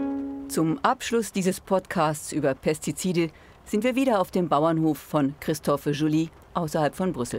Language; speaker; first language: German; native; German